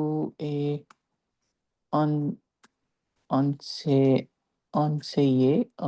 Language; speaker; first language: French; non-native, learner; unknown